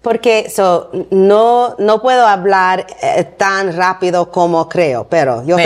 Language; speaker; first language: Spanish; non-native, learner; English